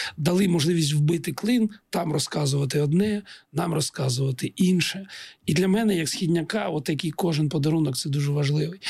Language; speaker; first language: Ukrainian; non-native, local second language; Russian